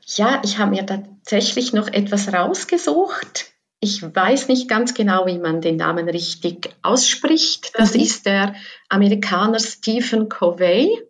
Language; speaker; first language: German; native; German